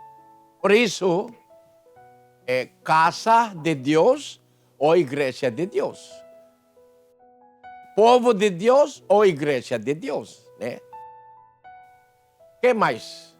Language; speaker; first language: Portuguese; non-native, fluent; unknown